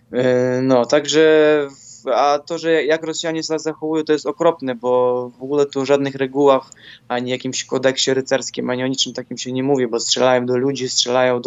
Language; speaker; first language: Polish; non-native, fluent; Ukrainian